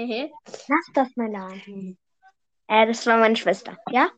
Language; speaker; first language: German; early bilingual, other home language; Vietnamese